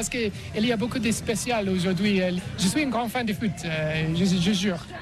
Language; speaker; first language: French; non-native, learner; English